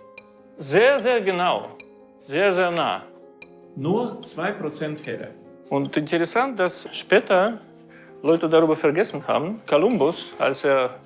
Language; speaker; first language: German; non-native, fluent; Russian